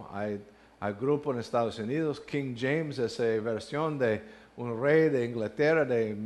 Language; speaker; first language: Spanish; non-native, learner; English